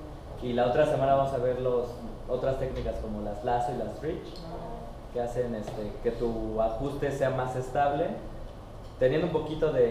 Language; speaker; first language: Spanish; native; Spanish